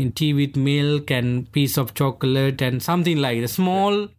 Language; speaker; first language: English; non-native, local second language; Sinhala